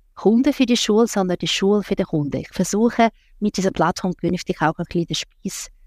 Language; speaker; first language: German; non-native, fluent; Russian